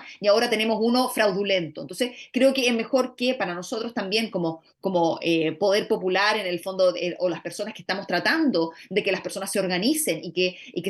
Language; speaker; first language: Spanish; native; Spanish